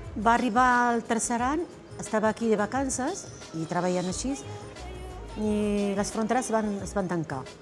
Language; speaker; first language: Catalan; non-native, fluent; Arabic